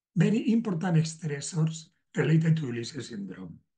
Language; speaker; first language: English; non-native, learner; Spanish